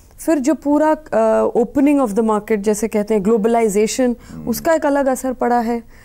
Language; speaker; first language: Hindi; native; Hindi